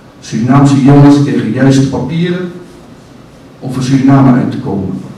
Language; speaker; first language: Dutch; native; Dutch